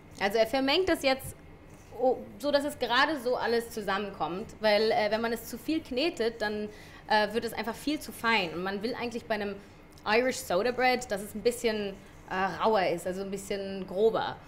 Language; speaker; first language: German; native; German